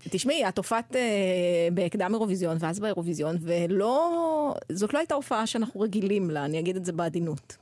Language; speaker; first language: Hebrew; native; Hebrew